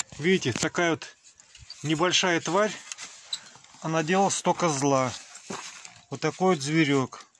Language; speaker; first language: Russian; native; Russian